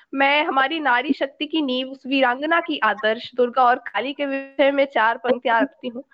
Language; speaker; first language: Hindi; native; Hindi